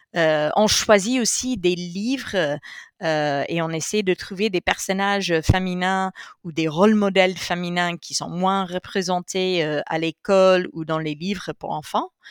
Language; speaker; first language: French; non-native, fluent; English